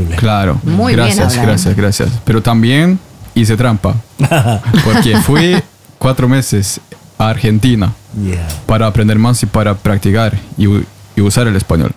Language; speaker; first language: Spanish; non-native, fluent; Norwegian